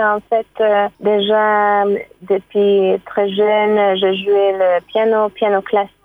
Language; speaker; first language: French; non-native, fluent; Hungarian